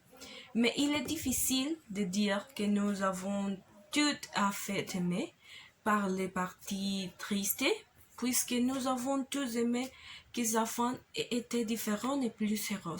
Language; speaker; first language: French; non-native, learner; Spanish